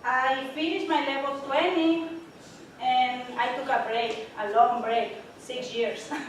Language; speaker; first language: English; non-native, learner; Spanish